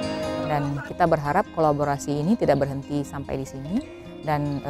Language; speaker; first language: Indonesian; native; Indonesian